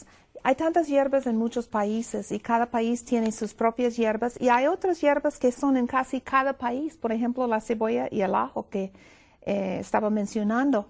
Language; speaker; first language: Spanish; non-native, fluent; English